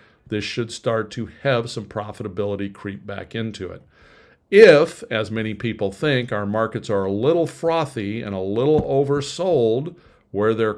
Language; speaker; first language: English; native; English